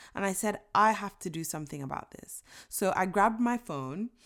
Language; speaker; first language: English; non-native, local second language; Yoruba